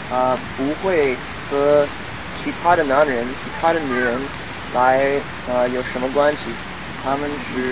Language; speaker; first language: Chinese; non-native, fluent; English